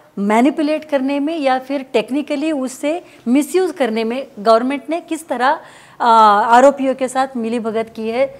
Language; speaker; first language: Hindi; non-native, local second language; Kannada